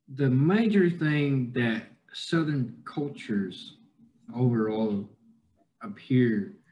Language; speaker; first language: English; non-native, fluent; Chinese